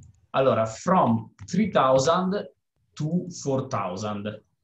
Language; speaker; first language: English; non-native, fluent; Italian